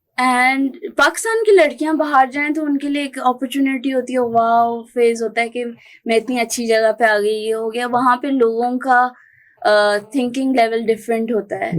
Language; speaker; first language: Urdu; early bilingual, heritage; Urdu